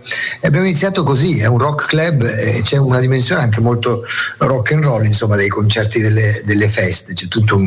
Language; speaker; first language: Italian; native; Italian